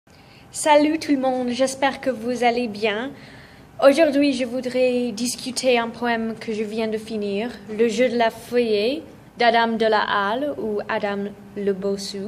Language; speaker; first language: French; non-native, fluent; English